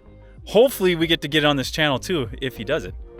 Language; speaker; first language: English; native; English